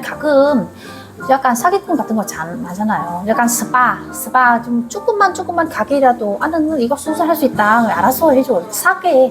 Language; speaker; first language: Korean; non-native, learner; Vietnamese